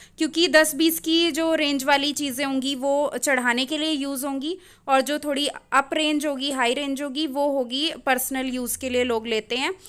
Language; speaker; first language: Hindi; native; Hindi